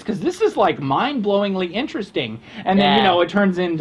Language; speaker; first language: English; native; English